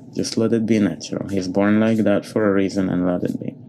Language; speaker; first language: English; non-native, fluent; Arabic